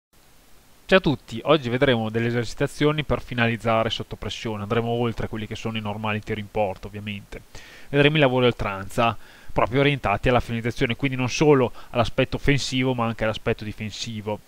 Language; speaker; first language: Italian; native; Italian